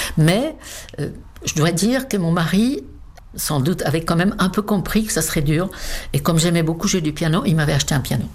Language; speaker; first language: French; non-native, fluent; Czech